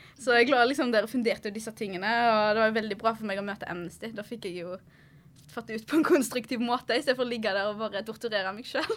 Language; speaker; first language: Norwegian; early bilingual, other home language; Arabic